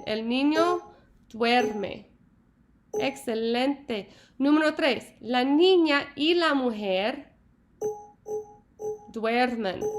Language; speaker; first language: Spanish; non-native, learner; English